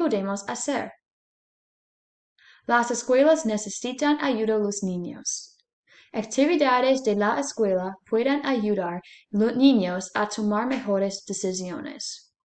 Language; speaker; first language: Spanish; non-native, learner; English